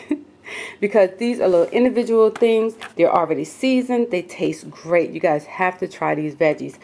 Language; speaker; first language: English; native; English